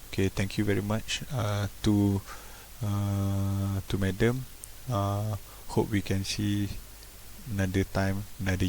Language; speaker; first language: English; non-native, local second language; Malay